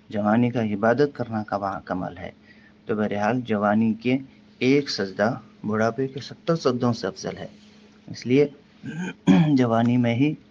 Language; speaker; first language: Urdu; native; Urdu